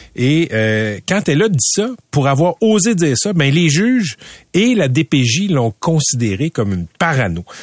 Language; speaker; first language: French; native; French